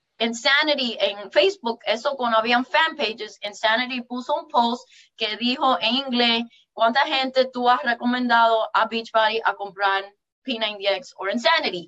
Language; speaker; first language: Spanish; early bilingual, heritage; English